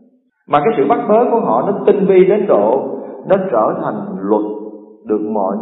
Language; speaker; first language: Vietnamese; native; Vietnamese